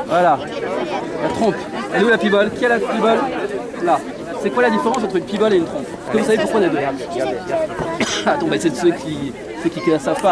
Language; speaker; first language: French; native; French